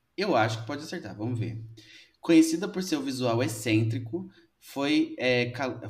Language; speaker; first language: Portuguese; native; Portuguese